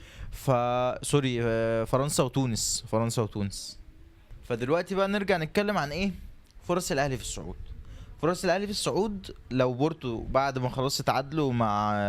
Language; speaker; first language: Arabic; native; Arabic